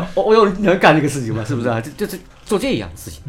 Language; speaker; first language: Chinese; native; Chinese